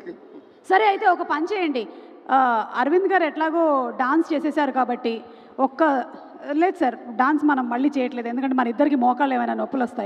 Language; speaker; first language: Telugu; native; Telugu